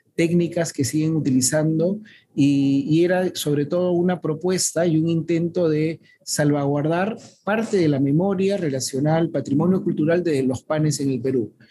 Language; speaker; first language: Spanish; native; Spanish